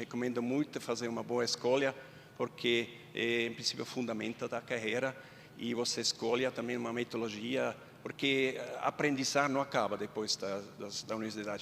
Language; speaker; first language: Portuguese; non-native, fluent; Swiss German